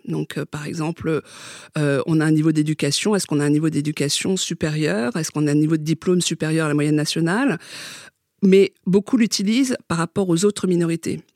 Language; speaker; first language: French; early bilingual, other home language; Vietnamese